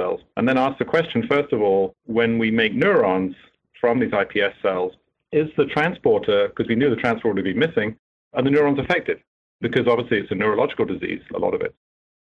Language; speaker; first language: English; native; English